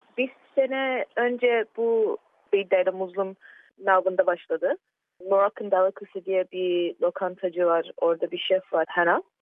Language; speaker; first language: Turkish; early bilingual, heritage; Turkish